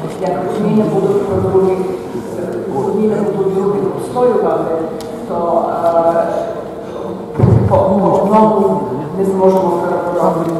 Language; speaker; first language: Ukrainian; early bilingual, heritage; Ukrainian